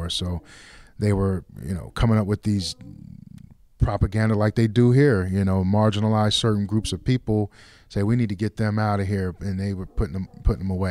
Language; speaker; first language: English; native; English